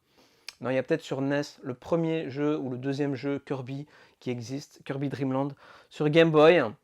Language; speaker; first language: French; native; French